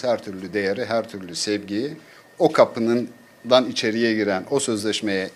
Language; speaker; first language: Turkish; native; Turkish